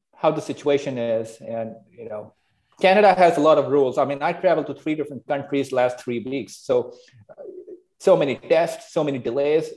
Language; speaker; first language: English; non-native, local second language; Hindi